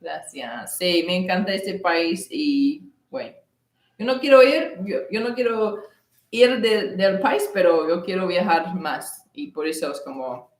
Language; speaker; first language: Spanish; non-native, learner; English